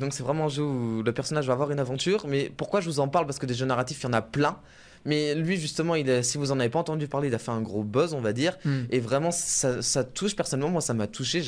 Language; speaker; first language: French; native; French